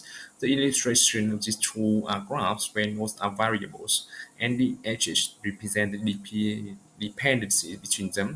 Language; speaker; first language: English; non-native, learner; Vietnamese